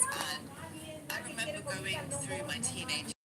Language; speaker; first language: English; native; English